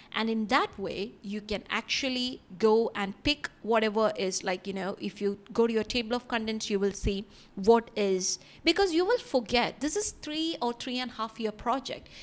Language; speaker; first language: English; non-native, local second language; Malayalam